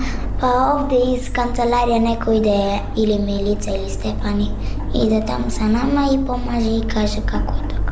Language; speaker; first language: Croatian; non-native, learner; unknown